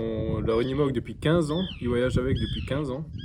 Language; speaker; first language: French; native; French